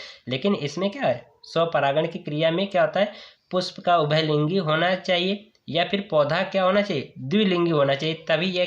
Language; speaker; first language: Hindi; native; Hindi